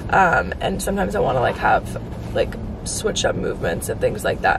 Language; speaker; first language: English; native; English